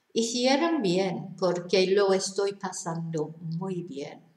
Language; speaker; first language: Spanish; non-native, fluent; English